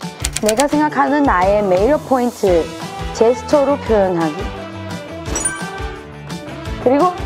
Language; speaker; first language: Korean; non-native, learner; Chinese